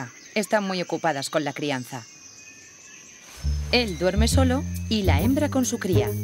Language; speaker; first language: Spanish; native; Spanish